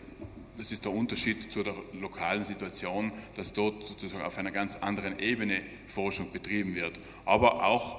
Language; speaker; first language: German; native; German